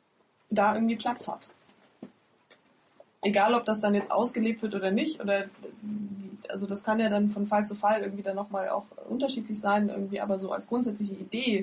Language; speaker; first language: German; native; German